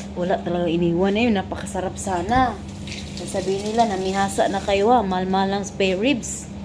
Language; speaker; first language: Filipino; non-native, local second language; Cebuano